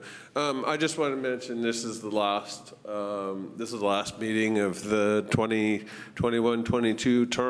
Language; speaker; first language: English; native; English